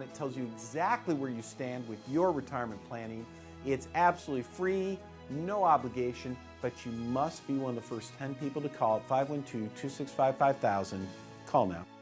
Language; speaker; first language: English; native; English